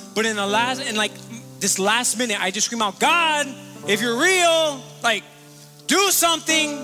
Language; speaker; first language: English; native; English